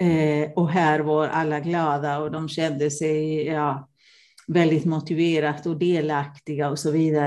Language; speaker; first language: Swedish; non-native, fluent; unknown